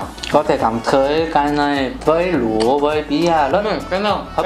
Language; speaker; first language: Vietnamese; non-native, learner; Korean